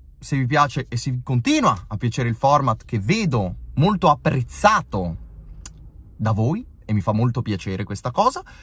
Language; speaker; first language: Italian; native; Italian